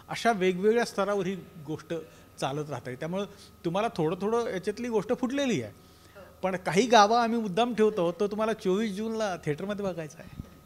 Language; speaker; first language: Marathi; native; Marathi